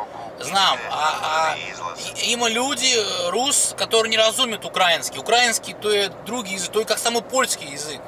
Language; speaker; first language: Serbian; non-native, learner; Russian